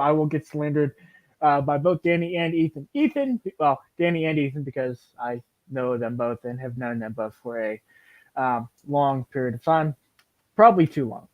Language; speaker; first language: English; native; English